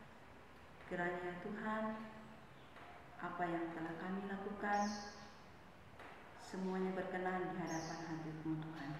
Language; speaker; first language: Indonesian; native; Indonesian